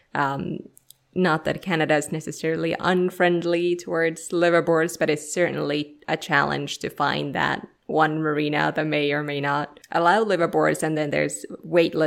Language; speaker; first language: English; non-native, fluent; Finnish